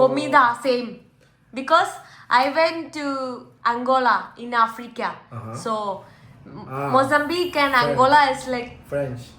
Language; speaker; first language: English; non-native, local second language; Malayalam